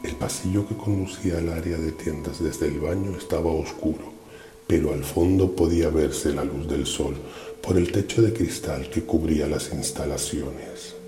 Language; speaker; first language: Spanish; native; Spanish